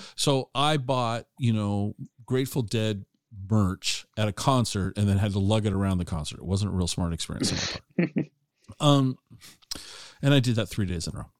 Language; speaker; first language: English; native; English